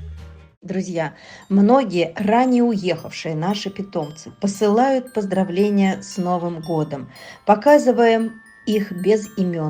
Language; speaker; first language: Russian; native; Russian